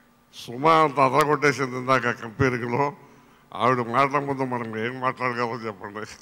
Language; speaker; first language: Telugu; native; Telugu